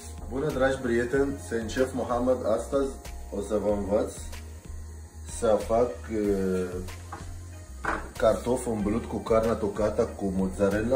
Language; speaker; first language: Romanian; non-native, learner; Arabic